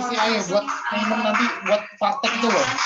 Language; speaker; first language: Indonesian; native; Indonesian